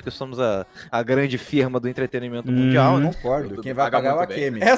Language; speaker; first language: Portuguese; native; Portuguese